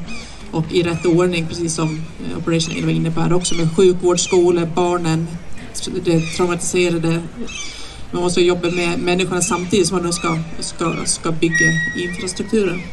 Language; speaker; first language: Swedish; native; Swedish